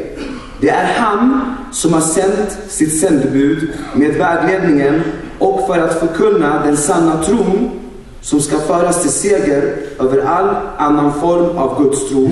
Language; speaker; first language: Swedish; non-native, fluent; Albanian